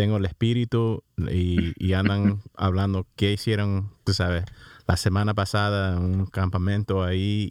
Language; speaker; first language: Spanish; early bilingual, heritage; Spanish